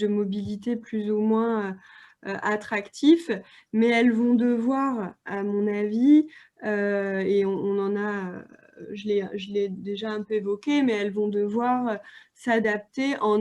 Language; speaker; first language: French; native; French